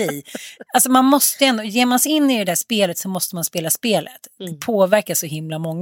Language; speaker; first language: Swedish; native; Swedish